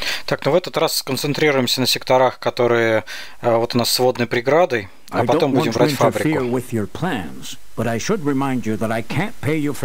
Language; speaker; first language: Russian; native; Russian